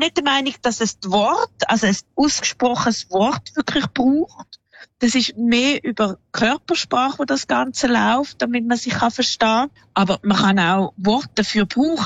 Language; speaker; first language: German; native; German